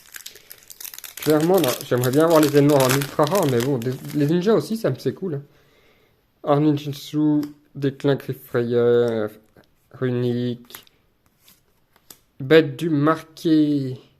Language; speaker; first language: French; native; French